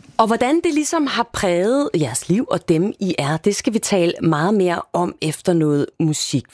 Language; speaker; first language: Danish; native; Danish